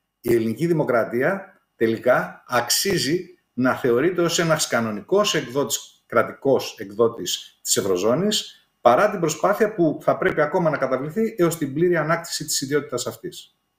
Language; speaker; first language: Greek; native; Greek